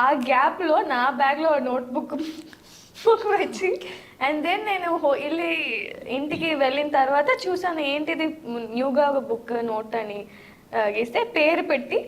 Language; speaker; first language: Telugu; non-native, learner; Tamil